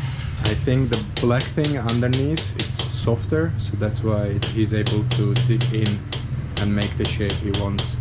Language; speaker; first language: English; non-native, fluent; Azerbaijani